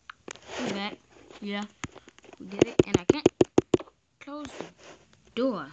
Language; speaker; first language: English; native; English